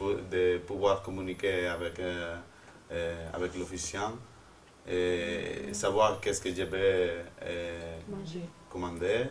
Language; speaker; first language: French; non-native, fluent; Spanish